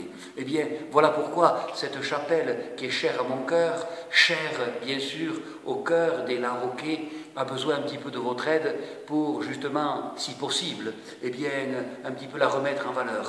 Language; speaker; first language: French; native; French